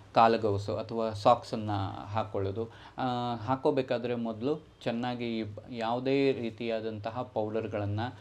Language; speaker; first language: Kannada; native; Kannada